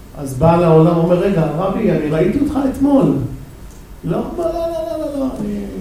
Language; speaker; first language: Hebrew; non-native, fluent; English